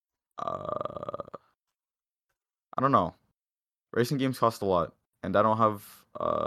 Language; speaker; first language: English; native; English